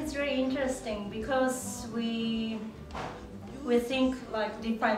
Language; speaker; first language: English; non-native, learner; Japanese